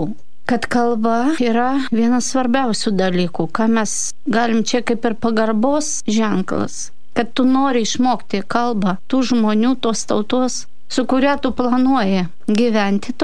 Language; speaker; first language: Lithuanian; non-native, fluent; Russian